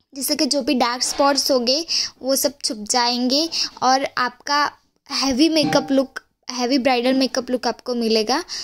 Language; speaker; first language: Hindi; non-native, local second language; Gujarati